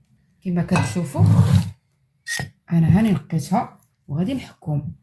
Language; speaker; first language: Arabic; native; Arabic